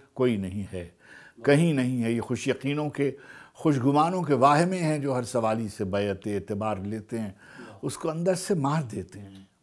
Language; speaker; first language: Urdu; native; Urdu